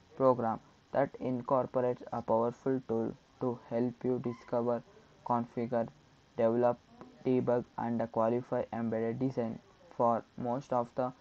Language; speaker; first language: English; non-native, local second language; Kannada